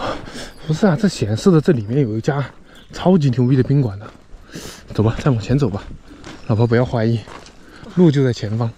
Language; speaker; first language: Chinese; native; Chinese